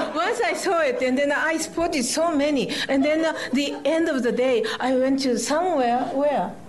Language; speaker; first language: English; non-native, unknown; Japanese